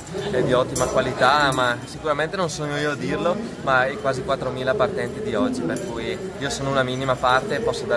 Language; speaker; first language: Italian; native; Italian